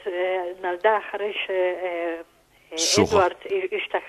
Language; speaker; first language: Hebrew; non-native, fluent; Russian